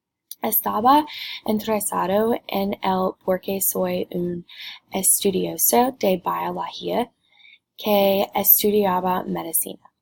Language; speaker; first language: Spanish; non-native, learner; English